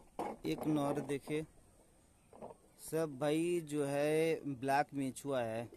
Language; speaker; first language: Hindi; non-native, local second language; Bangla